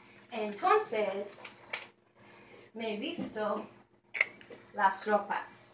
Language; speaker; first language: Spanish; non-native, learner; English